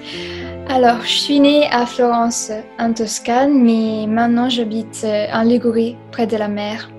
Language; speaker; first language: French; non-native, fluent; Italian